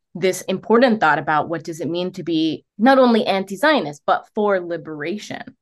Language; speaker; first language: English; native; English